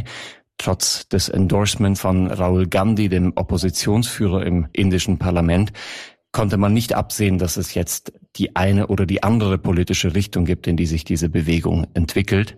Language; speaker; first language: German; native; German